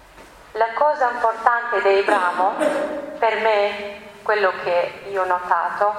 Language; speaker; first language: Italian; non-native, learner; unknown